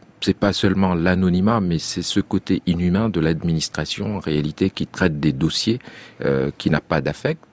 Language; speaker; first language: French; non-native, local second language; Arabic